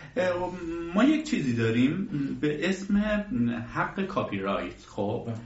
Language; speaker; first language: Persian; native; Persian